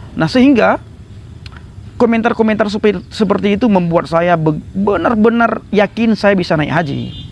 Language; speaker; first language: Indonesian; non-native, local second language; Achinese